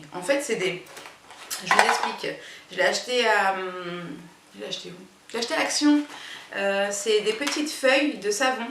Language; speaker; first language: French; native; French